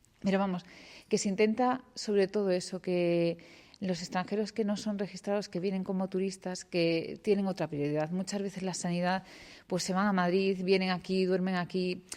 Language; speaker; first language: Spanish; native; Spanish